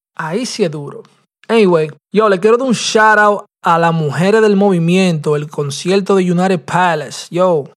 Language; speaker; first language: Spanish; early bilingual, heritage; Spanish